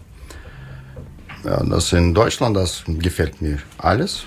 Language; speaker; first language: German; non-native, learner; Russian